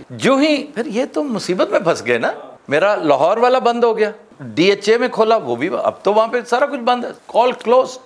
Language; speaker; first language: Urdu; non-native, local second language; Punjabi